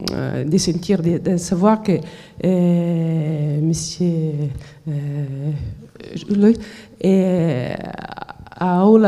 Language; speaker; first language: French; non-native, fluent; Italian